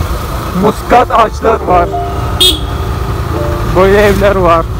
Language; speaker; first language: Turkish; non-native, fluent; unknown